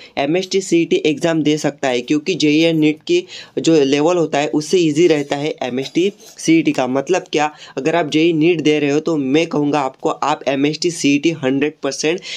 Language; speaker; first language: Hindi; non-native, local second language; Marathi